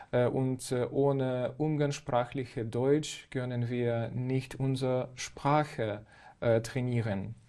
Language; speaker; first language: German; non-native, fluent; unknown